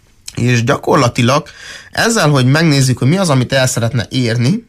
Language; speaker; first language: Hungarian; native; Hungarian